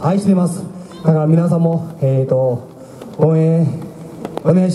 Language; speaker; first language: Japanese; non-native, fluent; Chinese